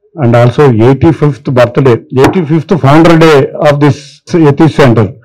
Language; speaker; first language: English; non-native, local second language; Telugu